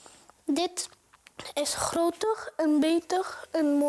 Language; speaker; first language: Dutch; non-native, learner; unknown